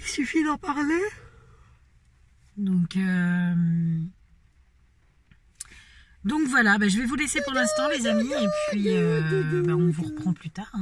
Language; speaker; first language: French; native; French